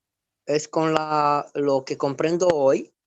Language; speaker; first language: Spanish; non-native, fluent; Romanian